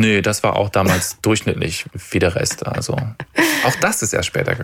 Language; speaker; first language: German; native; German